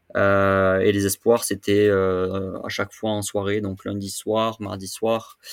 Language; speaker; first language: French; native; French